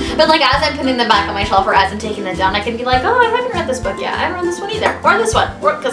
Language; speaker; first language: English; native; English